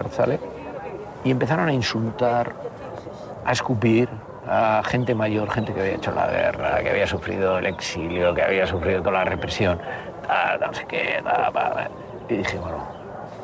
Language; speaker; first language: Spanish; native; Spanish